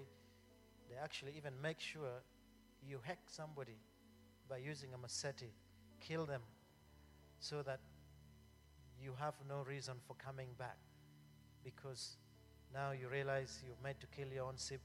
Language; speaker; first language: English; non-native, local second language; Acoli